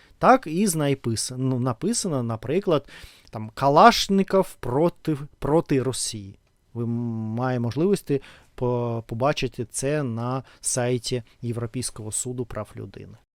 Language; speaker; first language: Ukrainian; non-native, learner; Russian